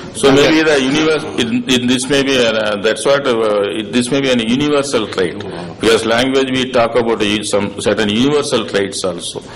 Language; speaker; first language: English; non-native, local second language; Tamil